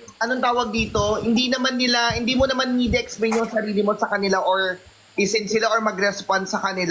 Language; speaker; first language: Filipino; native; Filipino